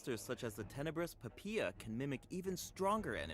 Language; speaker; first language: English; native; English